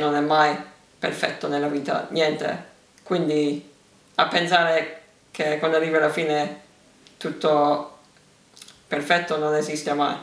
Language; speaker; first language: Italian; early bilingual, heritage; English